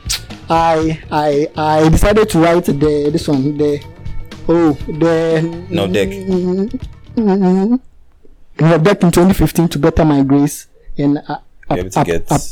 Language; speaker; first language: English; non-native, local second language; Akan